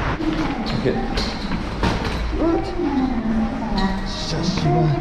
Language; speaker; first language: English; non-native, local second language; Chinese